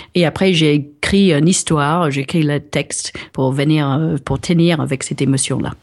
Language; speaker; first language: French; non-native, fluent; English